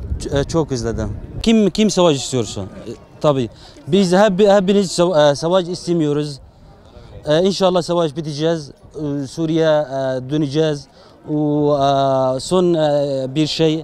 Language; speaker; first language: Turkish; non-native, learner; Arabic